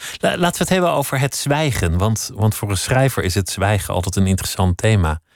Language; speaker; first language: Dutch; native; Dutch